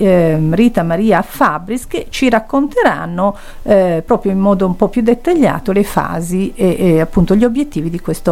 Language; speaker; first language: Italian; native; Italian